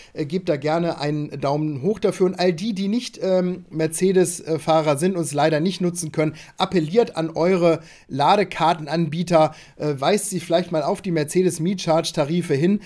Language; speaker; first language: German; native; German